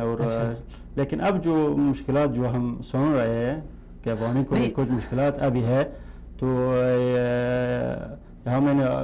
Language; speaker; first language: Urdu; non-native, fluent; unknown